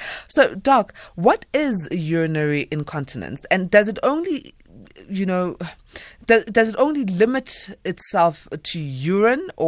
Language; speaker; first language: English; non-native, local second language; Zulu